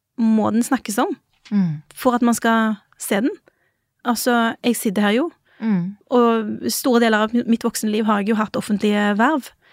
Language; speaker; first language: Norwegian; early bilingual, other home language; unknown